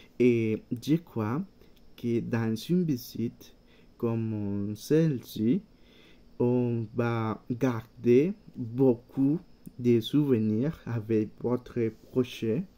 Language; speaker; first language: French; non-native, learner; Spanish